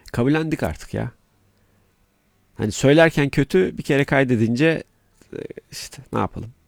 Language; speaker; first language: Turkish; native; Turkish